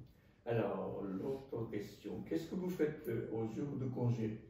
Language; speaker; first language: French; non-native, fluent; Japanese